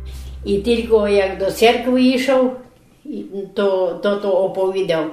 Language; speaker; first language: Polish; non-native, local second language; Rusyn